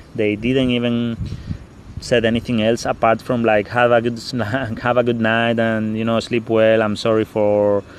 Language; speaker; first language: English; non-native, fluent; Spanish